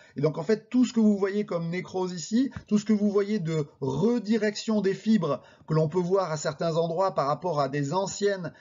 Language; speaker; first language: French; native; French